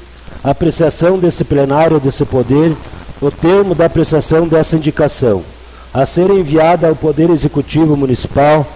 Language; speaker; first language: Portuguese; native; Portuguese